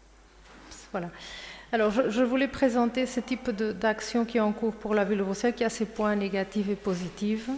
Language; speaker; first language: French; non-native, local second language; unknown